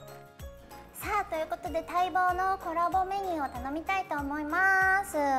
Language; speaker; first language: Japanese; native; Japanese